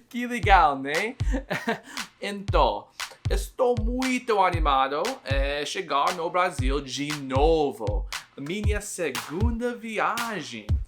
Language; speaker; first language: Portuguese; non-native, learner; English